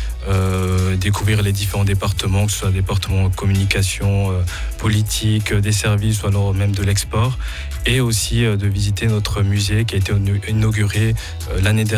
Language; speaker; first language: French; native; French